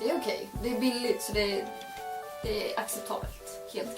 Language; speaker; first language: Swedish; native; Swedish